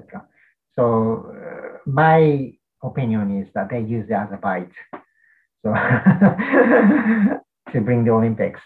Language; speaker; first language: English; non-native, fluent; Japanese